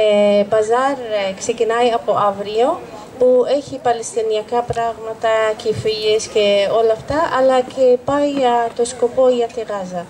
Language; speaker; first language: Greek; non-native, fluent; Arabic